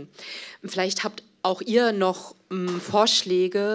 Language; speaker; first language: German; native; German